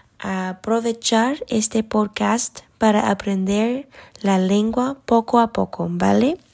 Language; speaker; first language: Spanish; non-native, learner; English